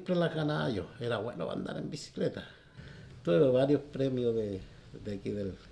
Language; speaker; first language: Spanish; native; Spanish